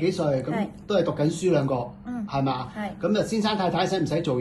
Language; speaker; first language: Cantonese; native; Cantonese